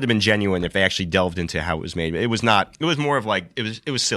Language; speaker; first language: English; native; English